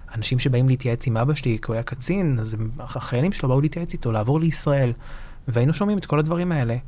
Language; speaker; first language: Hebrew; early bilingual, other home language; Arabic